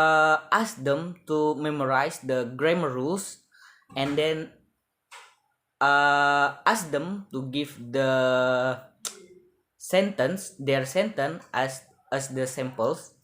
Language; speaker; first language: English; non-native, learner; Indonesian